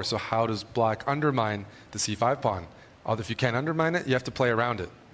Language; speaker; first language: English; native; English